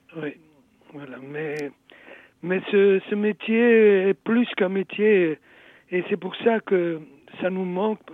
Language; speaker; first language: French; early bilingual, other home language; Italian